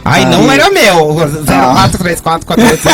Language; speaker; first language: Portuguese; native; Portuguese